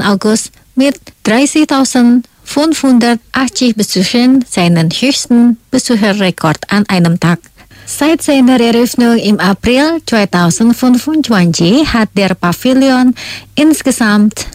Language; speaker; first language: German; non-native, fluent; Indonesian